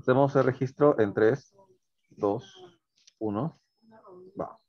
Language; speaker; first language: Spanish; native; Spanish